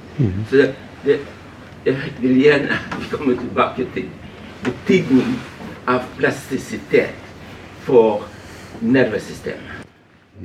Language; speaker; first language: Norwegian; non-native, fluent; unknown